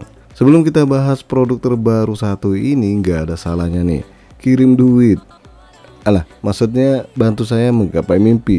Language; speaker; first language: Indonesian; native; Indonesian